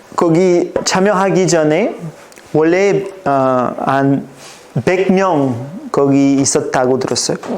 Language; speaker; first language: Korean; non-native, fluent; French